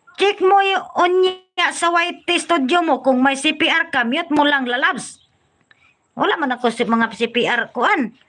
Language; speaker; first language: Filipino; non-native, local second language; Cebuano